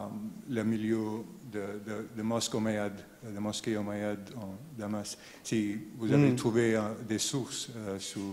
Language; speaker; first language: French; non-native, learner; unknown